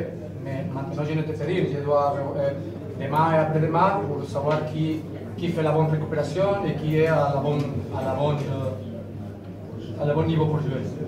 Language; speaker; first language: French; non-native, learner; Spanish